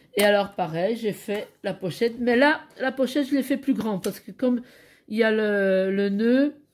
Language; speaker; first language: French; native; French